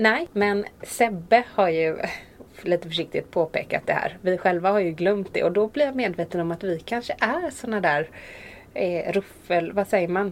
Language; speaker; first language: Swedish; native; Swedish